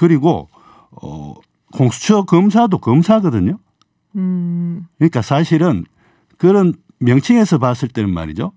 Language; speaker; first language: Korean; native; Korean